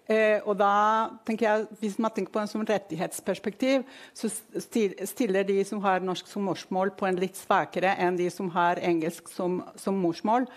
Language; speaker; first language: Norwegian; non-native, fluent; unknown